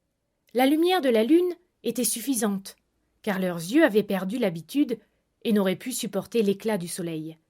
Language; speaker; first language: French; native; French